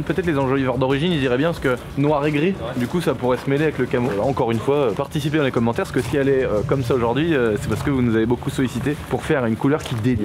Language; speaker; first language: French; native; French